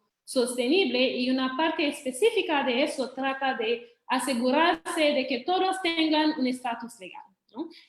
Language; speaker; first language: Spanish; non-native, fluent; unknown